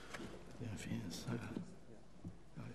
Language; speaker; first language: Swedish; non-native, fluent; Portuguese